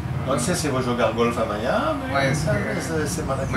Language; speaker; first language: Spanish; non-native, learner; Portuguese